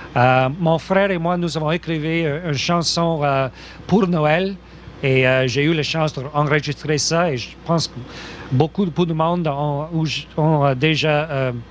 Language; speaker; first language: French; non-native, local second language; English